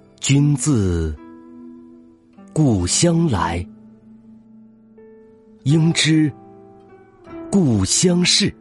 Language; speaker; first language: Chinese; native; Chinese